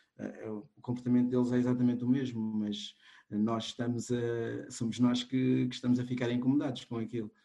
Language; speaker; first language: Portuguese; non-native, local second language; Kabuverdianu